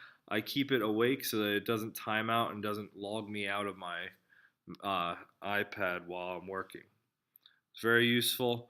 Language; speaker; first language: English; native; English